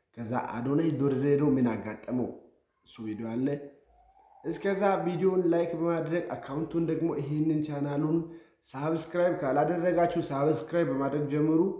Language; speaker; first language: Amharic; non-native, local second language; Wolaytta